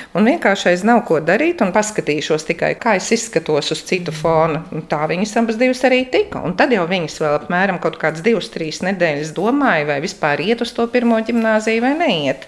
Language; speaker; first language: Latvian; native; Latvian